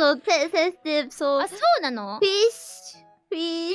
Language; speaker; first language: English; non-native, learner; Japanese